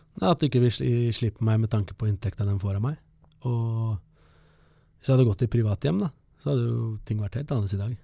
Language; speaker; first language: Norwegian; early bilingual, other home language; Kurdish